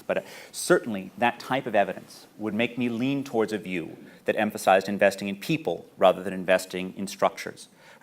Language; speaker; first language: English; native; English